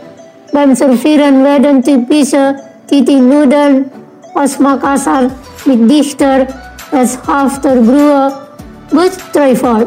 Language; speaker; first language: German; non-native, fluent; Indonesian